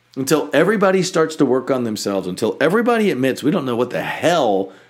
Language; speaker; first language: English; native; English